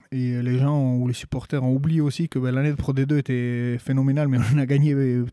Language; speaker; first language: French; native; French